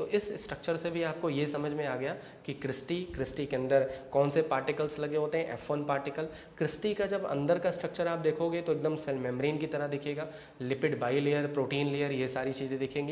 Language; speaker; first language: Hindi; native; Hindi